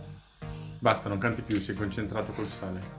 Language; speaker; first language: Italian; native; Italian